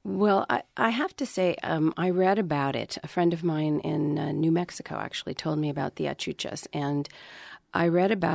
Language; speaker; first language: English; early bilingual, other home language; Spanish